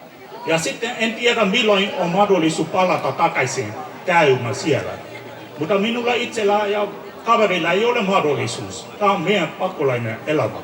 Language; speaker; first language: Finnish; non-native, fluent; Burmese